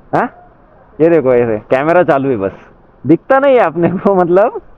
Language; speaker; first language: Hindi; non-native, local second language; Marathi